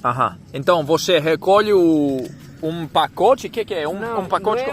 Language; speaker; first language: Portuguese; non-native, fluent; Greek